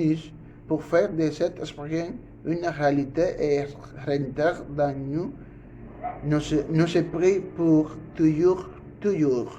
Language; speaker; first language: French; non-native, learner; Spanish